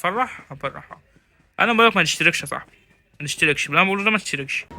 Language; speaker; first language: Arabic; native; Arabic